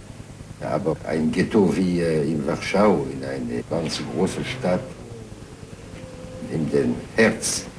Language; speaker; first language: German; non-native, fluent; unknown